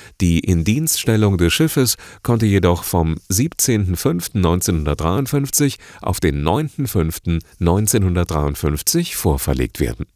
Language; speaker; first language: German; native; German